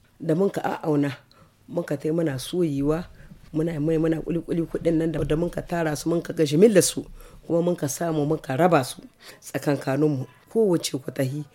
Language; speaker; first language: Hausa; native; Hausa